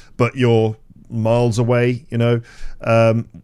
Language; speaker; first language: English; native; English